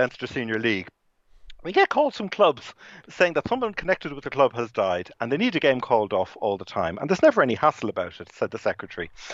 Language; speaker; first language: English; native; English